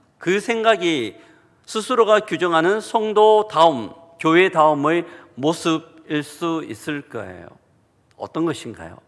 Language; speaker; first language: Korean; native; Korean